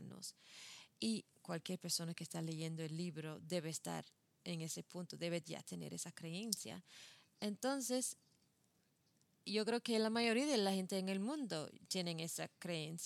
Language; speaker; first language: Spanish; non-native, fluent; English